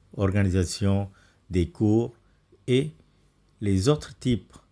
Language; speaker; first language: French; non-native, fluent; Tamil